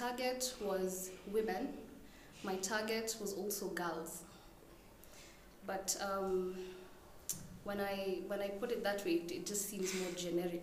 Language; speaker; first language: English; non-native, local second language; Somali